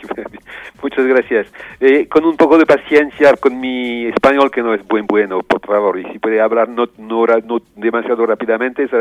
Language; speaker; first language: Spanish; non-native, learner; French